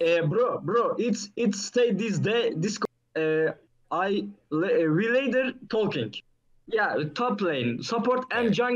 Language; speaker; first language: English; non-native, learner; Turkish